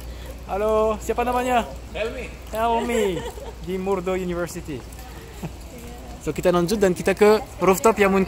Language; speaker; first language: Indonesian; non-native, fluent; French